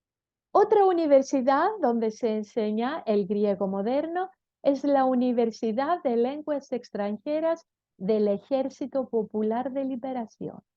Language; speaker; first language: Spanish; non-native, fluent; Greek